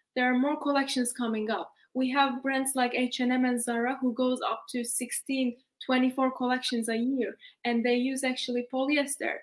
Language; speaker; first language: English; non-native, fluent; Turkish